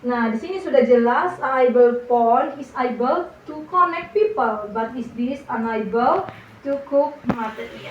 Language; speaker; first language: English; non-native, learner; Indonesian